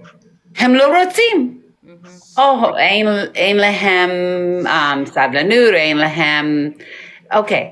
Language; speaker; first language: Hebrew; non-native, learner; English